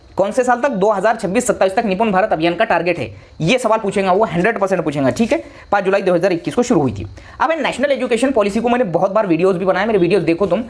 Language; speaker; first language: Hindi; non-native, local second language; Urdu